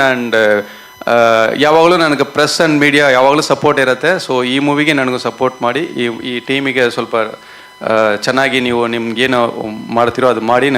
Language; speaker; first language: Kannada; non-native, learner; Tamil